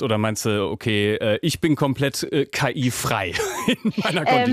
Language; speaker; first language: German; native; German